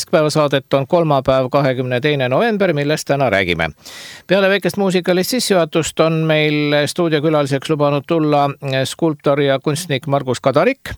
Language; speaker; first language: Estonian; native; Estonian